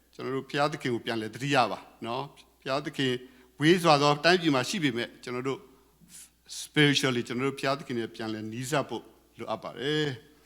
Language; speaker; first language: Burmese; non-native, local second language; Karen languages